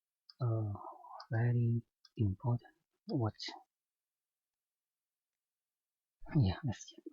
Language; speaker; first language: English; non-native, fluent; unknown